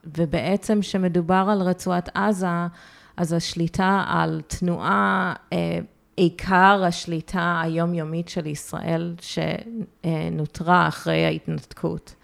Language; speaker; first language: Hebrew; early bilingual, heritage; Hebrew